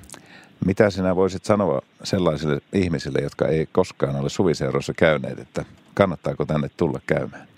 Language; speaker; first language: Finnish; native; Finnish